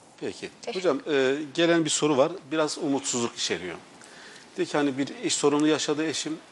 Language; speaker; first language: Turkish; native; Turkish